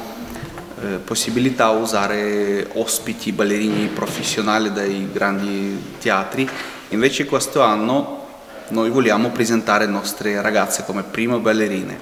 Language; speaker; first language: Italian; non-native, fluent; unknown